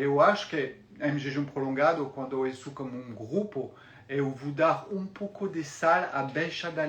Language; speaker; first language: Portuguese; non-native, fluent; French